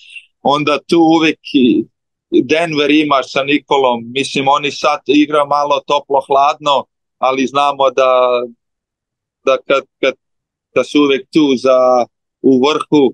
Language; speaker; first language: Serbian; early bilingual, heritage; Slovenian